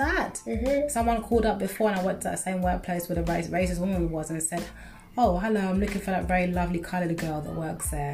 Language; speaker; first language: English; native; English